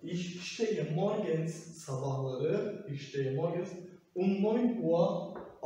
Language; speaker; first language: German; non-native, learner; Turkish